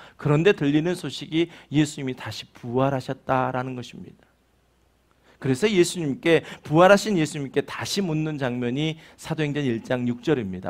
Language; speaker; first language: Korean; native; Korean